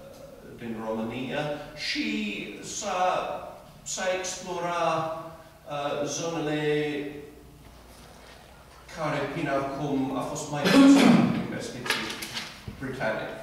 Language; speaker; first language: Romanian; non-native, fluent; English